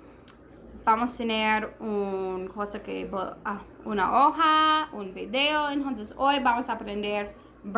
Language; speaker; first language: Spanish; non-native, learner; English